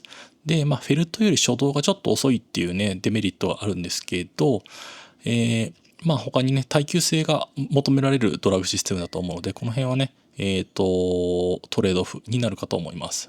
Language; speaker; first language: Japanese; native; Japanese